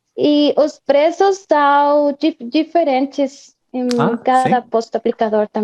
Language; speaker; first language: Portuguese; non-native, fluent; Spanish